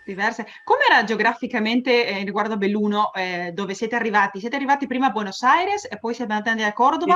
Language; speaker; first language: Italian; early bilingual, heritage; Spanish